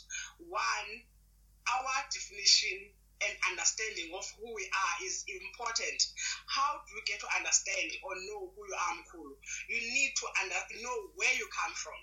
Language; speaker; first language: English; non-native, local second language; Xhosa